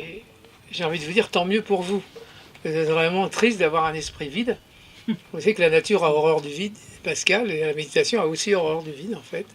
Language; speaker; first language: French; native; French